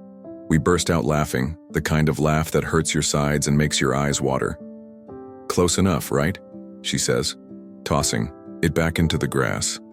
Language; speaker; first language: English; native; English